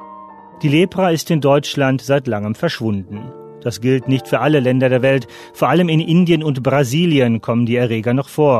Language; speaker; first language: German; native; German